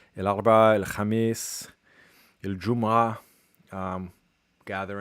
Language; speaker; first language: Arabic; non-native, learner; English